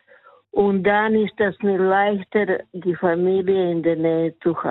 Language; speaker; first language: German; non-native, fluent; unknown